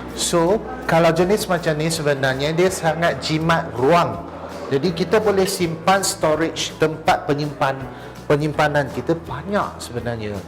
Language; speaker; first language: Malay; non-native, local second language; Chinese